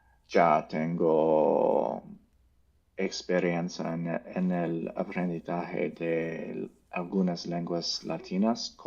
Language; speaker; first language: Spanish; non-native, learner; English